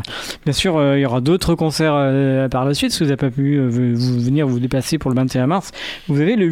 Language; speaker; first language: French; native; French